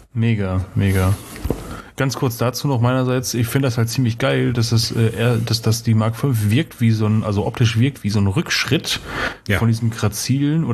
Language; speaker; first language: German; native; German